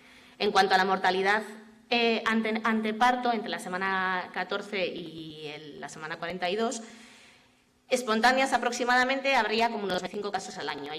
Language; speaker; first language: Spanish; native; Spanish